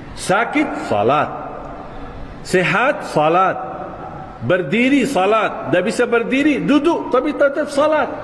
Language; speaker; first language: Malay; non-native, fluent; Arabic